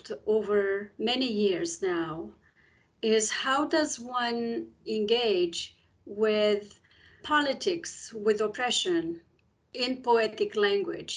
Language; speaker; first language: English; non-native, fluent; Romanian